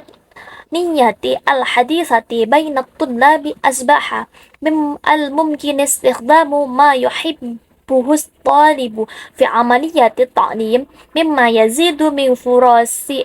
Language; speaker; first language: Arabic; non-native, learner; Indonesian